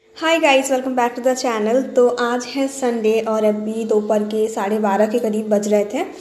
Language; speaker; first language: Hindi; non-native, local second language; Bangla